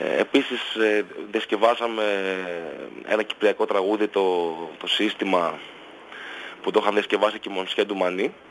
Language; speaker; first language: Greek; native; Greek